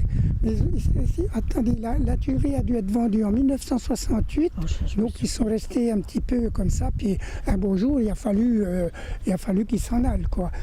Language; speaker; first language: French; native; French